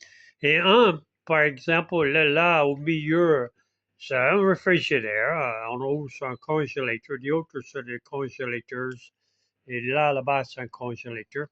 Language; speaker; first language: French; non-native, fluent; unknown